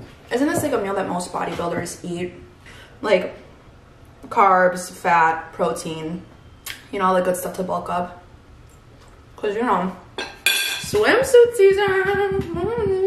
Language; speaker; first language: English; early bilingual, other home language; Spanish